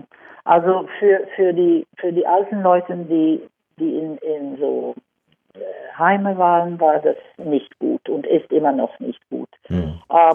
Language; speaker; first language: German; non-native, fluent; Swedish